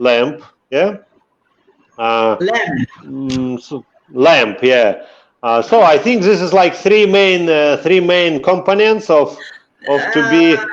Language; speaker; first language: English; non-native, fluent; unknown